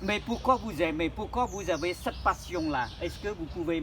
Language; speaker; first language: French; non-native, fluent; Khmer